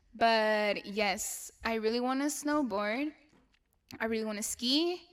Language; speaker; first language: English; non-native, fluent; Spanish